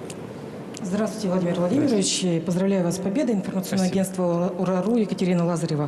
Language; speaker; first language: Russian; native; Russian